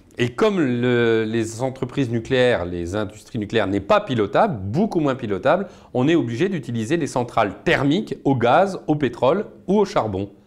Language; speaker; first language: French; native; French